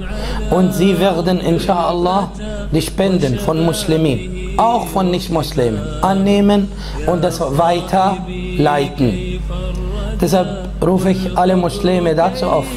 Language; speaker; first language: German; non-native, fluent; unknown